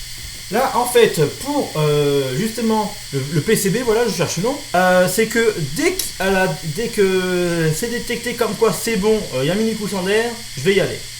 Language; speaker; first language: French; native; French